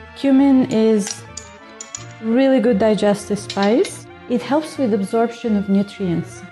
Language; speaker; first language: English; non-native, fluent; Bulgarian